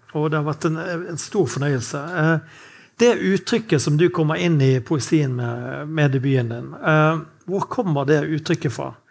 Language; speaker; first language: Norwegian; native; Norwegian